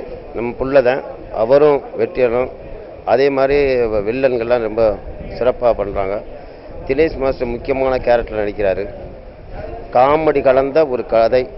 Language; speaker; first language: Tamil; native; Tamil